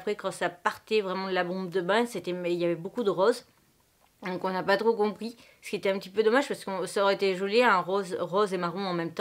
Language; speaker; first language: French; native; French